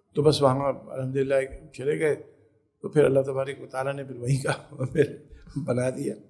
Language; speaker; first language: Urdu; native; Urdu